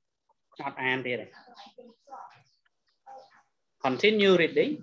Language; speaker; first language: English; non-native, fluent; Khmer